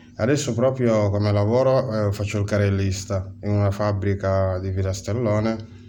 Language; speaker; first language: Italian; non-native, fluent; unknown